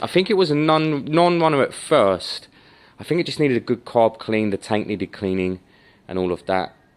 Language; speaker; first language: English; native; English